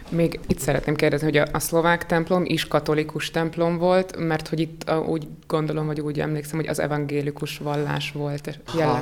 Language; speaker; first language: Hungarian; native; Hungarian